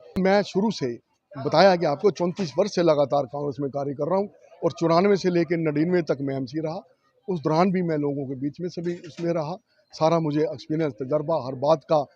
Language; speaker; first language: Hindi; native; Hindi